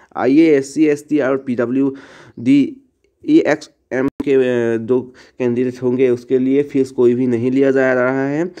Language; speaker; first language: Hindi; non-native, local second language; Assamese